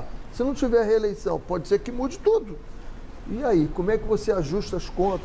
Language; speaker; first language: Portuguese; native; Portuguese